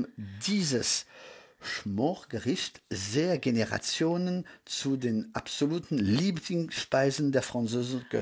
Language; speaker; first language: German; early bilingual, heritage; French